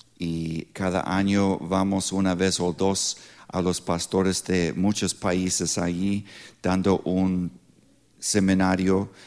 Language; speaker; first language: Spanish; non-native, learner; English